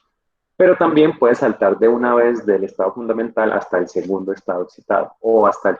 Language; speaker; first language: Spanish; native; Spanish